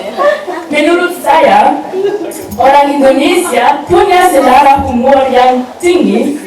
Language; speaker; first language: Indonesian; non-native, learner; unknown